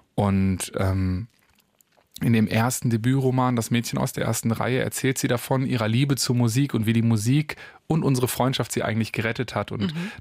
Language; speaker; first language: German; native; German